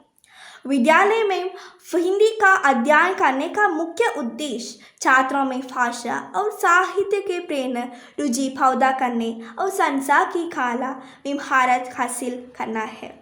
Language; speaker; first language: Hindi; non-native, local second language; Malayalam